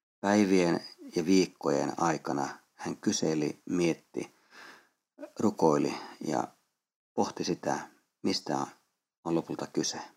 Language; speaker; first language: Finnish; native; Finnish